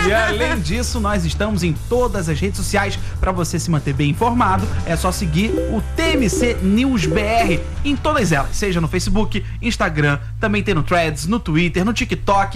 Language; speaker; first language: Portuguese; native; Portuguese